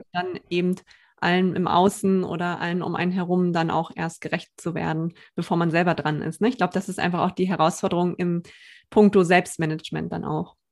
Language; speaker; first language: German; native; German